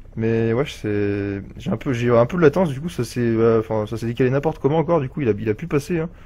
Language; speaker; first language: French; native; French